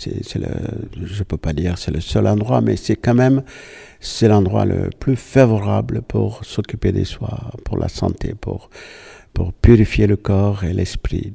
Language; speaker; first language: French; non-native, fluent; Malayalam